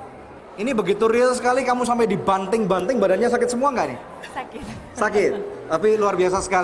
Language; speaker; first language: Indonesian; native; Indonesian